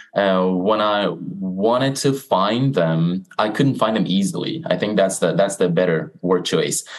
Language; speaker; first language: English; non-native, fluent; Persian